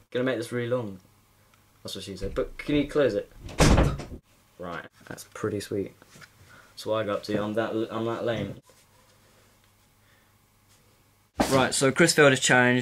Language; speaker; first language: English; native; English